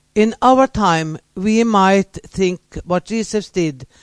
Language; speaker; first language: English; non-native, fluent; Norwegian